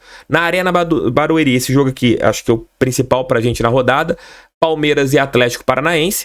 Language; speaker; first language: Portuguese; native; Portuguese